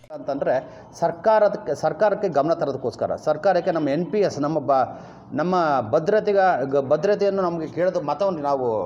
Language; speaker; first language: Kannada; native; Kannada